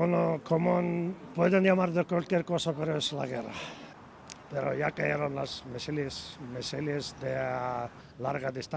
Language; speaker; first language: Spanish; non-native, fluent; Ukrainian